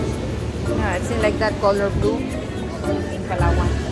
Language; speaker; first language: English; non-native, local second language; Filipino